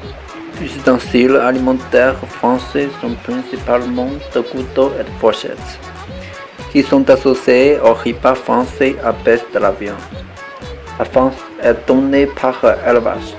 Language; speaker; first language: French; non-native, learner; Chinese